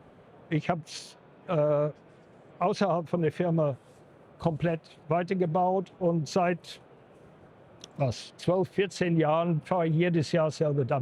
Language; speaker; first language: German; non-native, fluent; English